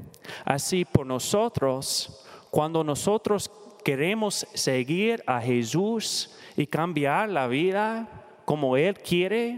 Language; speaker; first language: Spanish; non-native, learner; English